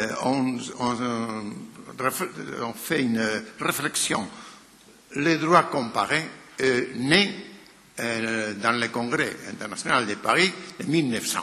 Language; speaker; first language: French; non-native, fluent; Spanish